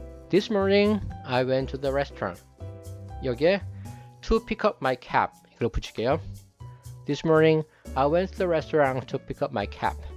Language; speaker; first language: English; non-native, fluent; Korean